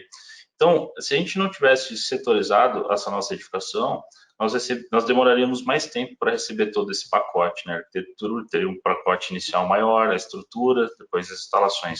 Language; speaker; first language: Portuguese; native; Portuguese